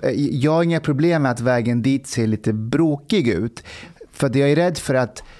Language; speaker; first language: Swedish; early bilingual, other home language; Persian